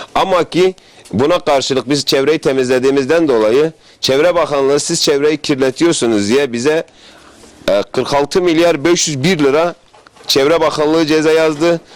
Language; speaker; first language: Turkish; native; Turkish